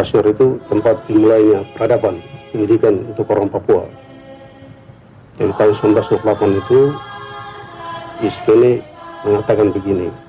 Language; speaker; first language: Indonesian; non-native, local second language; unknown